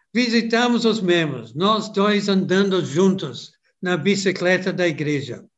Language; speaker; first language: Portuguese; non-native, fluent; English